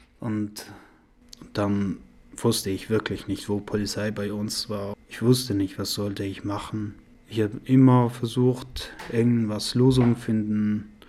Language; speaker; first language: German; non-native, learner; Persian